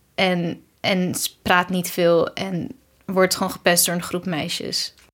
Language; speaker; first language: Dutch; early bilingual, other home language; Kurdish